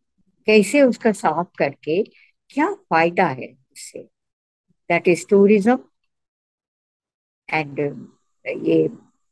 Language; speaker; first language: Hindi; non-native, local second language; Tamil